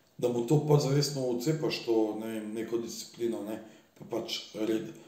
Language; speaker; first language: Slovenian; early bilingual, other home language; Bosnian